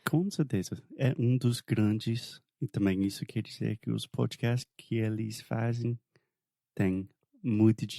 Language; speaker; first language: Portuguese; non-native, fluent; English